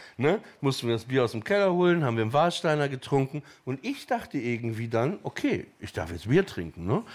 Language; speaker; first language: German; native; German